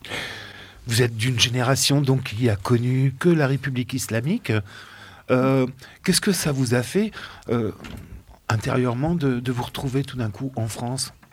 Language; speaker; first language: French; native; French